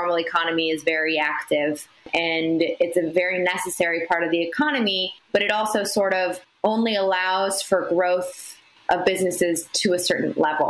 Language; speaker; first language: English; native; English